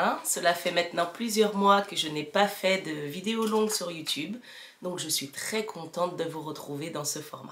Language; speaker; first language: French; native; French